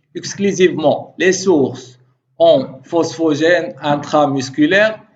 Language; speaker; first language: French; non-native, local second language; Arabic